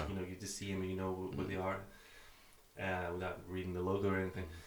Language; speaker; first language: English; non-native, fluent; Greek